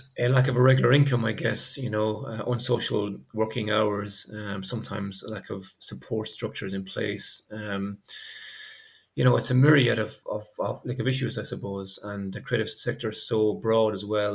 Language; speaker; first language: English; native; English